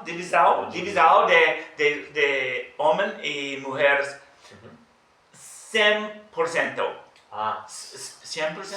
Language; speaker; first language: Spanish; non-native, learner; English